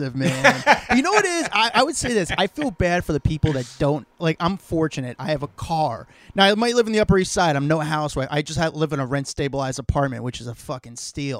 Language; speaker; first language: English; native; English